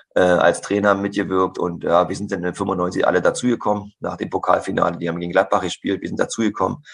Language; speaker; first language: German; native; German